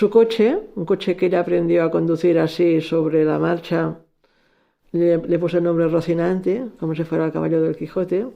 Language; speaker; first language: Spanish; native; Spanish